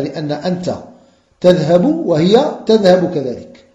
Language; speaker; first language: Arabic; non-native, fluent; French